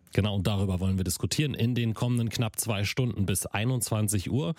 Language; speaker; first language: German; native; German